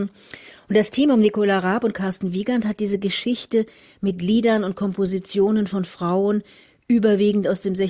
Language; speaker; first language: German; native; German